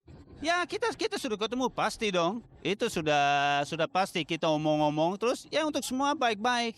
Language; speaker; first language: Indonesian; non-native, fluent; Dutch